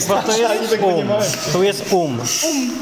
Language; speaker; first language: Russian; non-native, learner; Polish